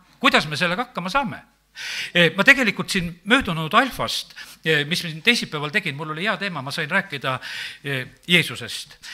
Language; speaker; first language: Estonian; native; Estonian